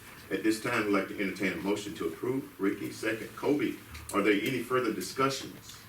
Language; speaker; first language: English; native; English